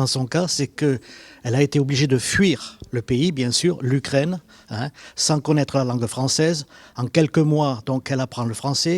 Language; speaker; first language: French; native; French